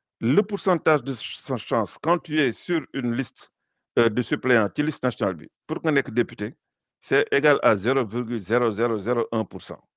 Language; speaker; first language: French; non-native, local second language; Wolof